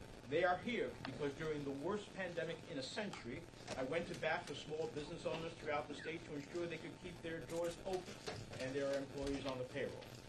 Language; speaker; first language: English; early bilingual, other home language; Spanish